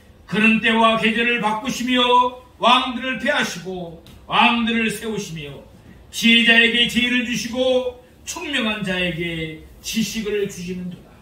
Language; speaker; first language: Korean; native; Korean